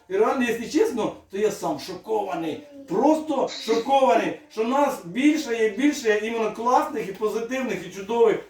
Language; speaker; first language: Ukrainian; native; Ukrainian